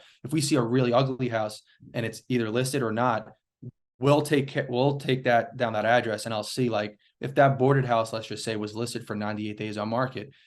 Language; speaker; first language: English; native; English